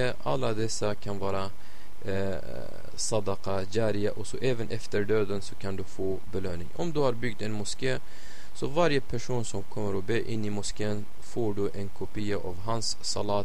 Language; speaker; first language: Swedish; non-native, fluent; Arabic